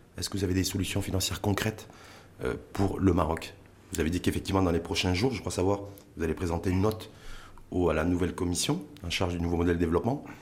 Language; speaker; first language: French; non-native, local second language; Arabic